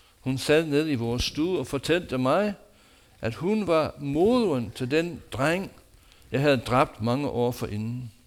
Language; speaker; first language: Danish; non-native, fluent; English